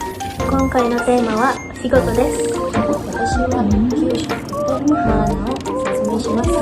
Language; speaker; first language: Japanese; non-native, learner; Indonesian